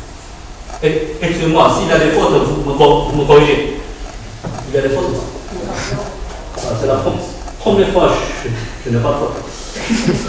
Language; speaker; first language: French; non-native, fluent; Chinese